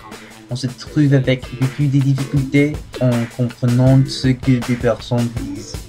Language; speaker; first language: French; non-native, learner; English